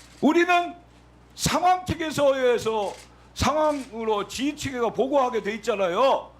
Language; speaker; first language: Korean; native; Korean